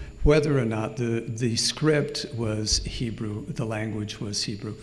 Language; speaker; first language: English; native; English